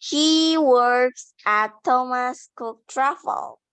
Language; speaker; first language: English; non-native, learner; Indonesian